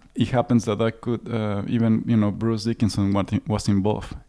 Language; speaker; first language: English; non-native, fluent; Spanish